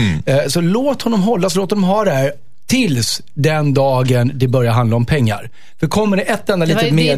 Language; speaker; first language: Swedish; native; Swedish